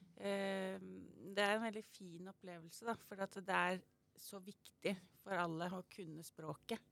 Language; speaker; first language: Norwegian; native; Norwegian